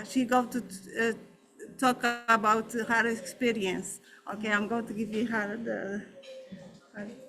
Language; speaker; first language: English; non-native, learner; Portuguese